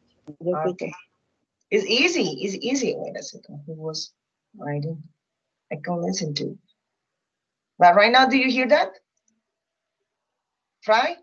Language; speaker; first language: English; non-native, fluent; Spanish